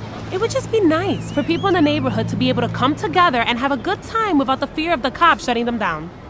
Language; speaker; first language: English; native; English